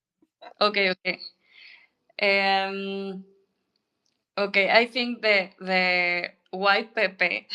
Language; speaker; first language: English; non-native, learner; Spanish